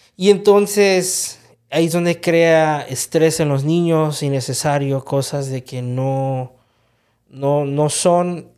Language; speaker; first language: Spanish; early bilingual, heritage; Spanish